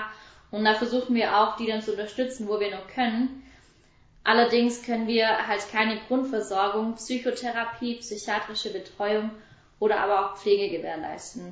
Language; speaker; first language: German; native; German